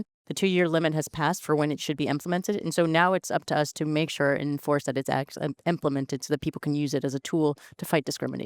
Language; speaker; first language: English; native; English